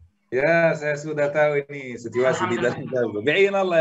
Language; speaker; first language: Indonesian; non-native, learner; Arabic